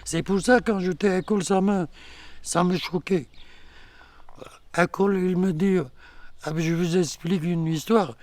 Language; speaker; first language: French; non-native, learner; Kurdish